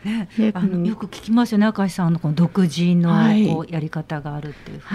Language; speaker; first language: Japanese; native; Japanese